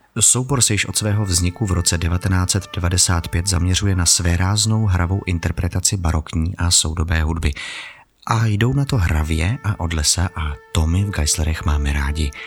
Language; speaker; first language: Czech; native; Czech